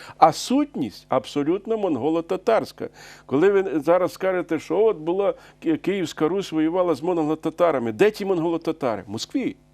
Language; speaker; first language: Ukrainian; native; Ukrainian